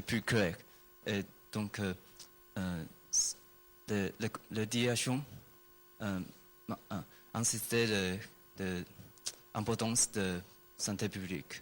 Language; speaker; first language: French; non-native, learner; Chinese